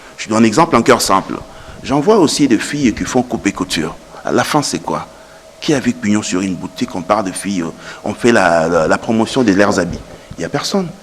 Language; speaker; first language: French; non-native, local second language; Lingala